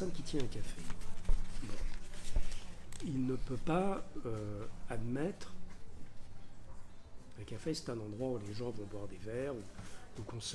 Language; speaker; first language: French; native; French